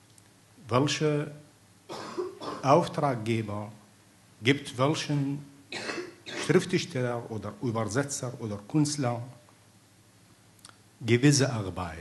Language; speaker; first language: German; non-native, fluent; Arabic